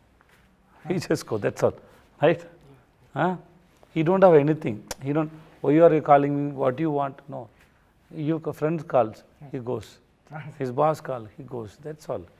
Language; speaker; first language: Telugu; non-native, local second language; Tamil